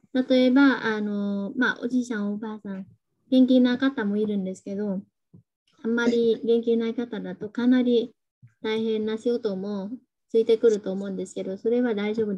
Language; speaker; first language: Japanese; non-native, fluent; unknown